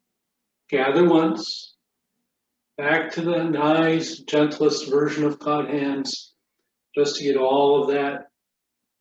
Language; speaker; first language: English; native; English